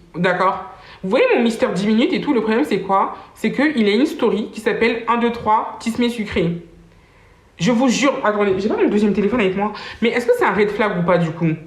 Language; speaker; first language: French; early bilingual, other home language; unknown